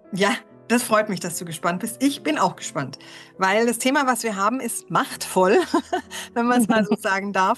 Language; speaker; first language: German; native; German